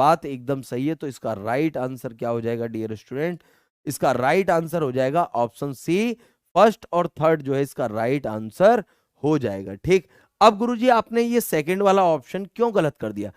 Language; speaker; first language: Hindi; native; Hindi